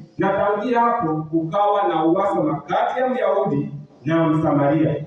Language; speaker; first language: Swahili; non-native, local second language; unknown